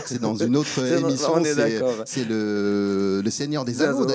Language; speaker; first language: French; native; French